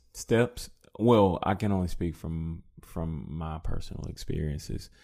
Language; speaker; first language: English; native; English